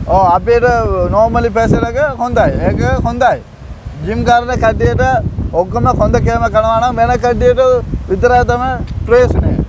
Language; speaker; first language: Sinhala; non-native, local second language; Tamil